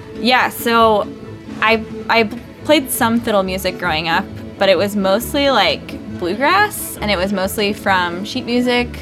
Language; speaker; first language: English; native; English